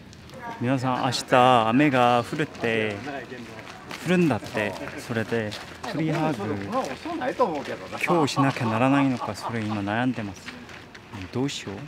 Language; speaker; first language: Japanese; non-native, learner; Korean